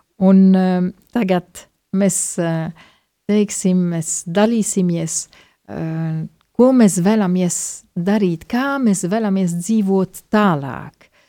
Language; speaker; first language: Latvian; native; Latvian